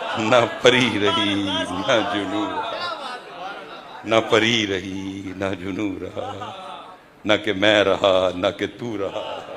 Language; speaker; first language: Urdu; non-native, local second language; Punjabi